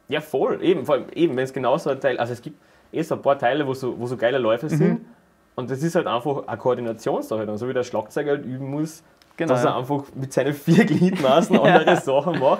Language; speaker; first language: German; native; German